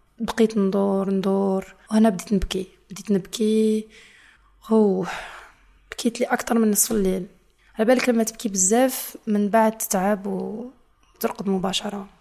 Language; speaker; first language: Arabic; non-native, fluent; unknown